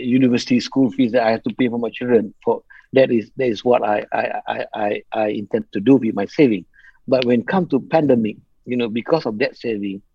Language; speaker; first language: English; non-native, local second language; Malay